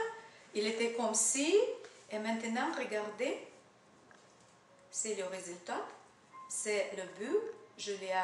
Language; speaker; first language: French; non-native, learner; Russian